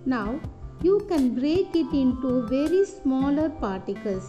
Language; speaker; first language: English; non-native, local second language; Tamil